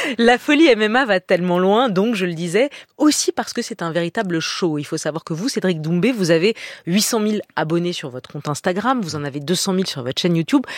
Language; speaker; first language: French; native; French